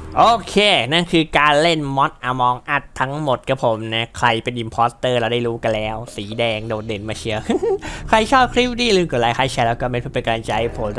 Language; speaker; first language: Thai; native; Thai